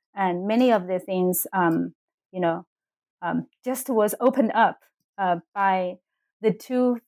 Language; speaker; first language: English; non-native, fluent; Chinese